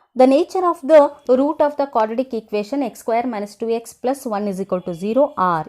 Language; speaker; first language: English; non-native, local second language; Kannada